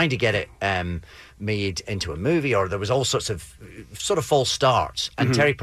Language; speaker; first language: English; native; English